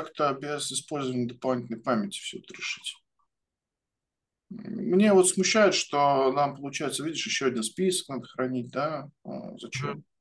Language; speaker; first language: Russian; native; Russian